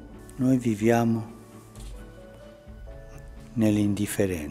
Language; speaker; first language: Italian; early bilingual, heritage; Spanish